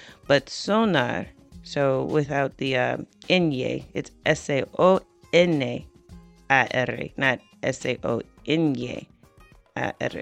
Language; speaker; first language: English; native; English